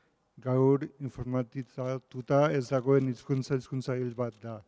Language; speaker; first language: Basque; non-native, local second language; Spanish